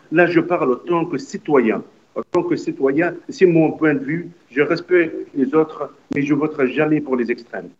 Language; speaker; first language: French; non-native, local second language; Arabic